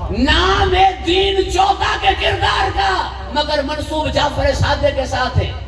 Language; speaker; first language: Urdu; non-native, local second language; Sindhi